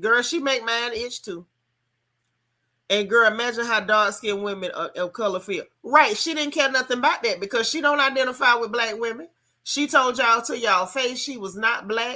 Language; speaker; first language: English; native; English